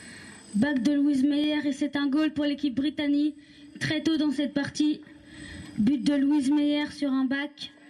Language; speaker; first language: French; native; French